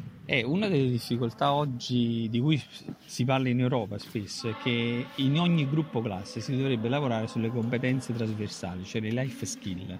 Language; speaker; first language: Italian; native; Italian